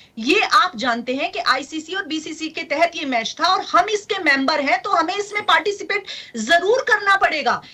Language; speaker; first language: Hindi; native; Hindi